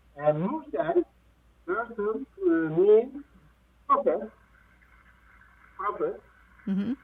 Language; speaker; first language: English; non-native, learner; Turkish